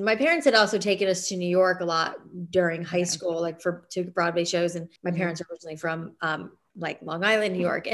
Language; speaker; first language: English; native; English